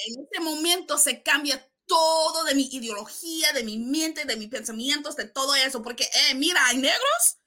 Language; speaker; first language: Spanish; non-native, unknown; English